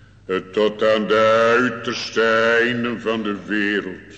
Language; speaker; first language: Dutch; native; Dutch